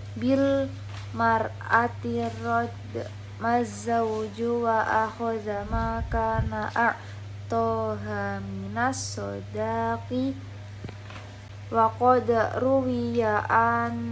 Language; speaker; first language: Arabic; non-native, learner; Indonesian